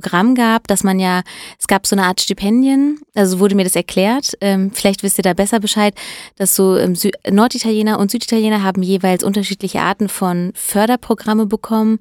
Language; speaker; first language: German; early bilingual, other home language; Italian